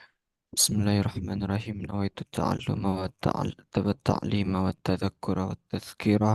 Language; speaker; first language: Arabic; non-native, fluent; Indonesian